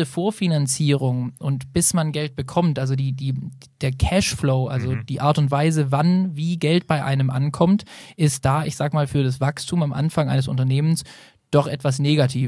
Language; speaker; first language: German; native; German